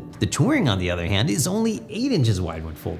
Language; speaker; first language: English; native; English